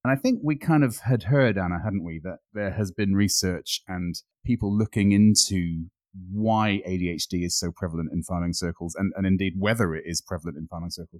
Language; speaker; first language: English; native; English